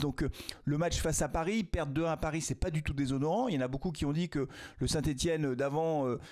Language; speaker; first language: French; native; French